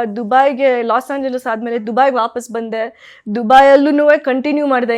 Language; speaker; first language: Kannada; early bilingual, heritage; Kannada